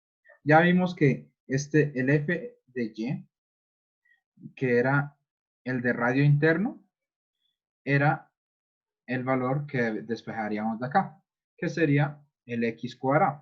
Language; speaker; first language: Spanish; native; Spanish